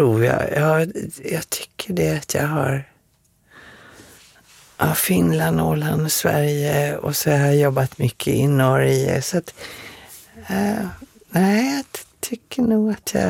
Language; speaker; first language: Swedish; native; Swedish